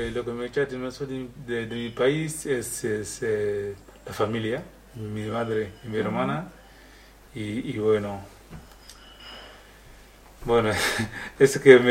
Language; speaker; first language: Spanish; non-native, learner; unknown